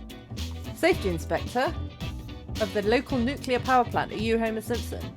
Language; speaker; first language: English; native; English